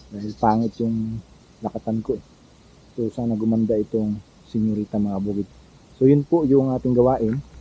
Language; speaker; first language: Filipino; native; Filipino